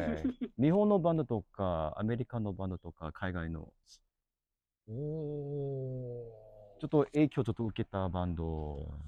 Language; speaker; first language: Japanese; non-native, learner; English